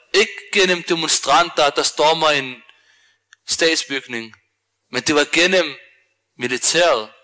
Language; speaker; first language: Danish; early bilingual, other home language; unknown